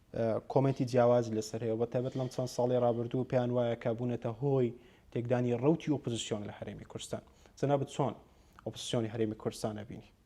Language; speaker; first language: Central Kurdish; native; Central Kurdish